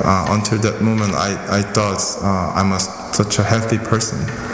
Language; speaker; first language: English; non-native, fluent; Korean